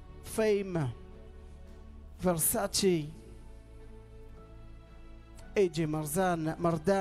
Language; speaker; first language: Hebrew; non-native, local second language; Arabic